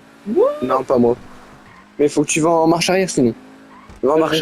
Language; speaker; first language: French; native; French